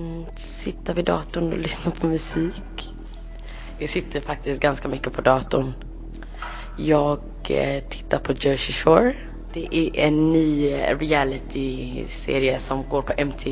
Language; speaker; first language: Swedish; early bilingual, other home language; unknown